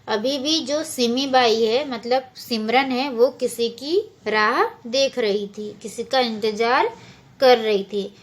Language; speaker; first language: Hindi; non-native, local second language; Gujarati